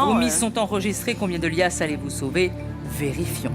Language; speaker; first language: French; native; French